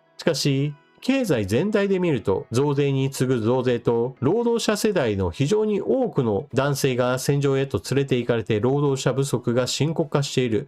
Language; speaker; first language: Japanese; native; Japanese